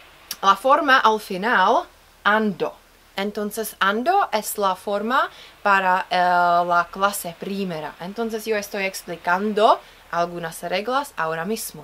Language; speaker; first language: Spanish; non-native, fluent; Czech